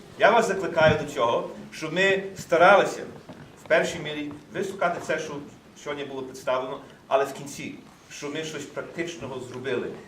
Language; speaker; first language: Ukrainian; early bilingual, heritage; Ukrainian